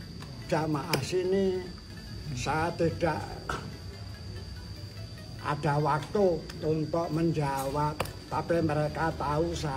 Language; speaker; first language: Indonesian; non-native, local second language; Javanese